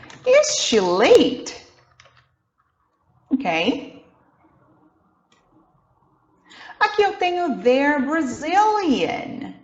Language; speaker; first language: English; non-native, fluent; Portuguese